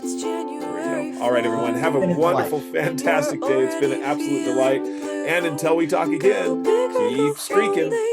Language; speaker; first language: English; native; English